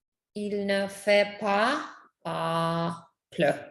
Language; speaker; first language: French; non-native, learner; English